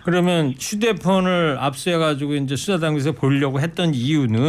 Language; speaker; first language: Korean; native; Korean